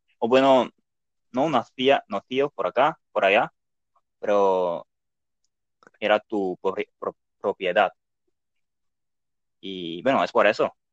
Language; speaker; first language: Spanish; non-native, learner; Dutch